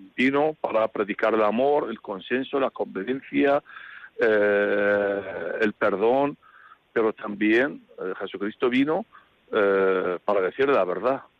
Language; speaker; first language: Spanish; non-native, fluent; Arabic